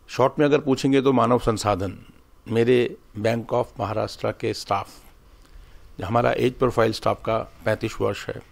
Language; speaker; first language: Hindi; native; Hindi